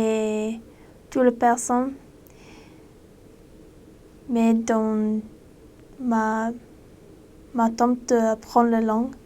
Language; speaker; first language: French; non-native, learner; English